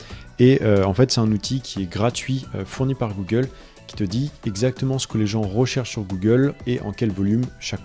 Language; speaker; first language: French; native; French